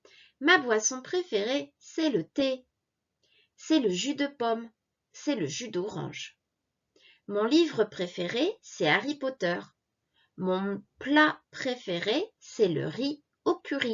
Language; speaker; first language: French; non-native, fluent; Japanese